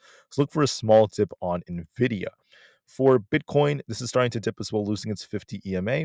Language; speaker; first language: English; native; English